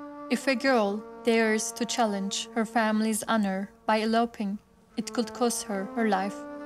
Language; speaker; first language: English; non-native, fluent; Turkish